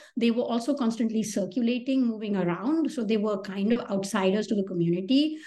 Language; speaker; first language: English; non-native, local second language; Hindi